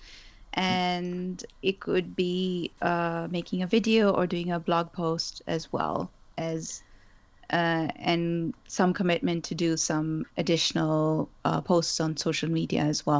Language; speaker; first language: English; non-native, local second language; Urdu